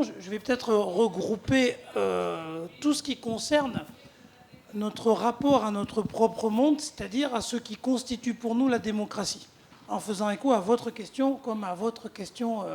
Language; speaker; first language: French; native; French